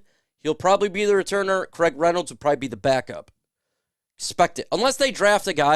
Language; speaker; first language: English; native; English